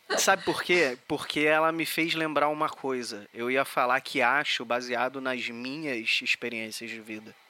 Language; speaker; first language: Portuguese; native; Portuguese